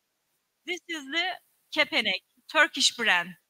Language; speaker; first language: English; non-native, learner; Turkish